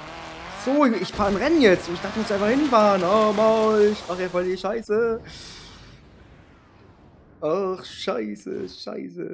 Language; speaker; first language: German; native; German